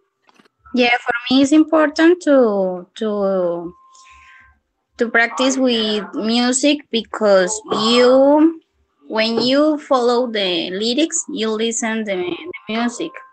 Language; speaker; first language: English; non-native, learner; Spanish